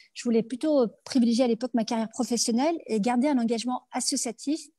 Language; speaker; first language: French; native; French